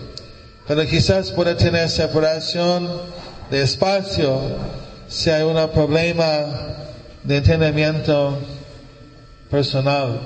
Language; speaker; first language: Spanish; non-native, learner; English